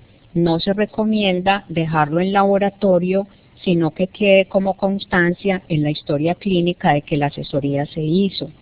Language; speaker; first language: Spanish; native; Spanish